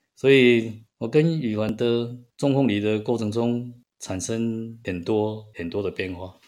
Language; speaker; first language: Chinese; native; Chinese